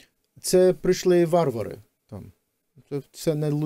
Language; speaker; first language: Ukrainian; early bilingual, heritage; Ukrainian